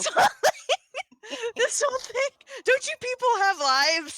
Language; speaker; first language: English; native; English